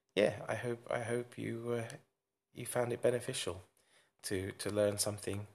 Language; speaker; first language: English; native; English